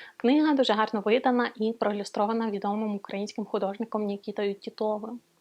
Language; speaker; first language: Ukrainian; non-native, local second language; Russian